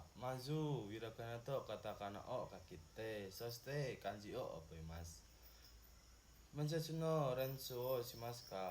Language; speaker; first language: Japanese; non-native, learner; Indonesian